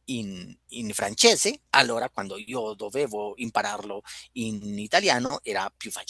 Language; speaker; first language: Italian; non-native, fluent; Spanish